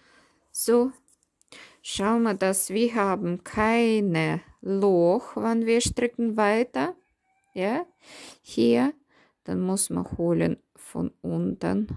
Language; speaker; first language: German; non-native, fluent; Russian